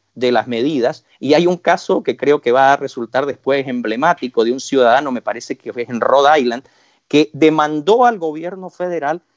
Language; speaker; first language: Spanish; native; Spanish